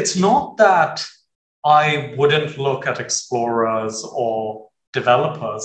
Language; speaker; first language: English; native; English